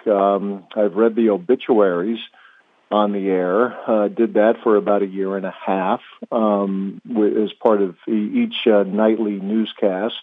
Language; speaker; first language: English; native; English